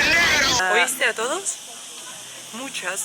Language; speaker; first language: Spanish; non-native, learner; Serbian